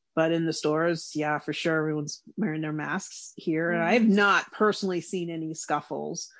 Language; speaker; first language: English; native; English